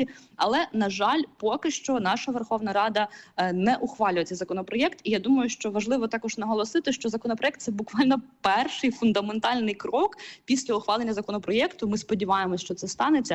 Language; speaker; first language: Ukrainian; native; Ukrainian